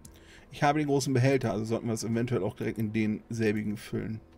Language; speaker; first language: German; native; German